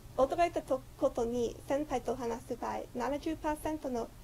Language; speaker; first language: Japanese; non-native, fluent; English